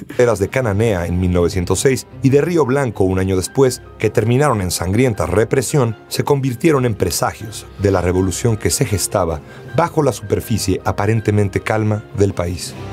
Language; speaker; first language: Spanish; native; Spanish